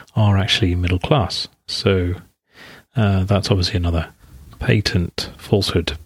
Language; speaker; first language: English; native; English